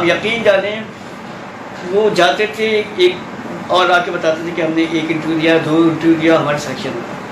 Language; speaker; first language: Urdu; native; Urdu